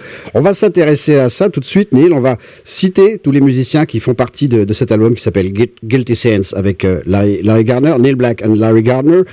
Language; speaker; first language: French; native; French